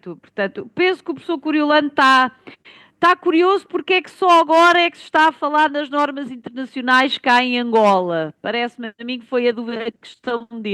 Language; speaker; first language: Portuguese; native; Portuguese